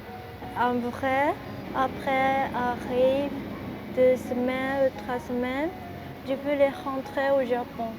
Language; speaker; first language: French; non-native, learner; Japanese